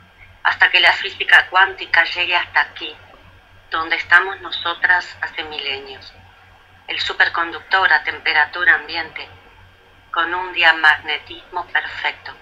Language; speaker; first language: Spanish; native; Spanish